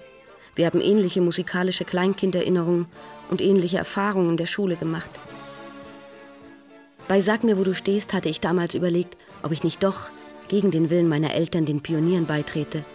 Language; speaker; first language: German; native; German